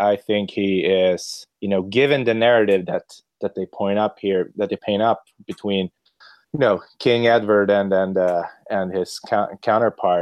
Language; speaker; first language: English; non-native, fluent; Swedish